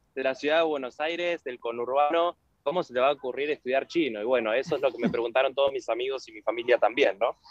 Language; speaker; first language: Spanish; native; Spanish